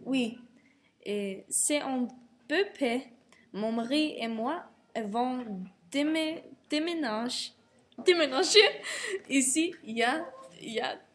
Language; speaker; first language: French; non-native, learner; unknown